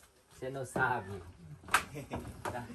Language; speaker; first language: Portuguese; non-native, learner; Vietnamese